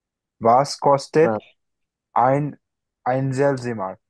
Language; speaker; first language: German; non-native, learner; Bangla